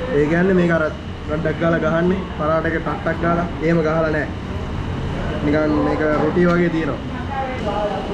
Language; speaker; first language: Sinhala; native; Sinhala